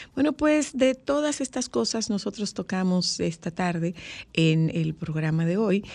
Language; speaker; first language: Spanish; native; Spanish